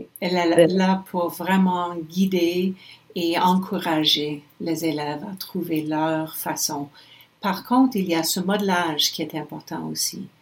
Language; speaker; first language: French; non-native, local second language; English